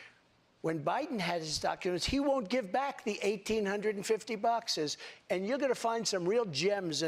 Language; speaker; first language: English; native; English